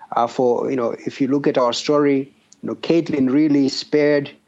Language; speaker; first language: English; non-native, local second language; Shona